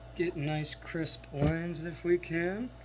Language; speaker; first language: English; native; English